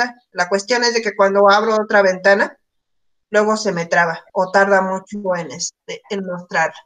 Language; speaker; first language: Spanish; native; Spanish